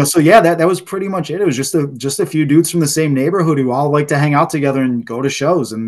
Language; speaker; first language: English; native; English